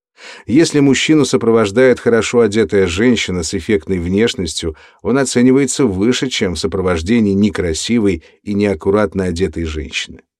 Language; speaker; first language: Russian; native; Russian